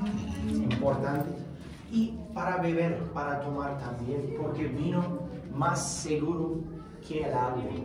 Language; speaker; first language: Spanish; non-native, fluent; Turkish